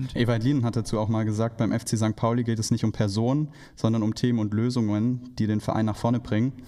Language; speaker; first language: German; native; German